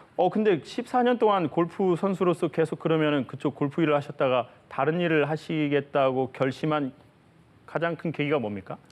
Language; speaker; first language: Korean; native; Korean